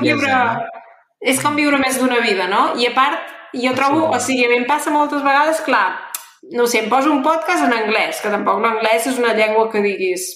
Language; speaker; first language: Catalan; native; Catalan